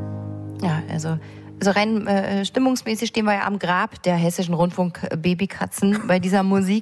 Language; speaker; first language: German; native; German